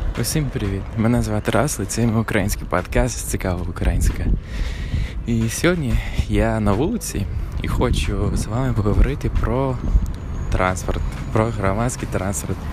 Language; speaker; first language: Ukrainian; non-native, fluent; English